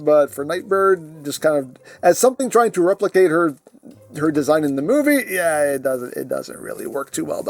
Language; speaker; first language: English; native; English